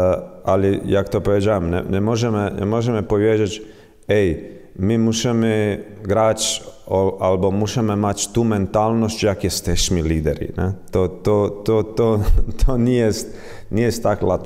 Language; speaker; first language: Polish; non-native, learner; Croatian